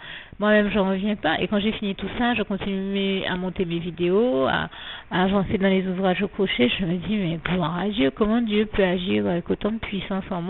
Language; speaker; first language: French; native; French